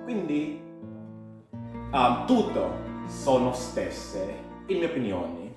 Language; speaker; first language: Italian; non-native, learner; English